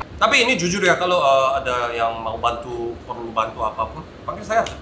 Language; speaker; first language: Indonesian; non-native, learner; Korean